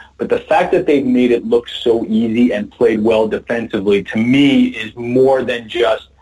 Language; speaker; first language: English; native; English